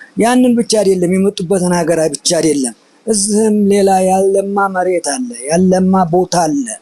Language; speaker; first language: Amharic; native; Amharic